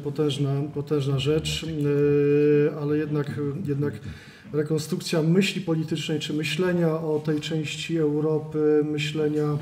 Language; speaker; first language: Polish; native; Polish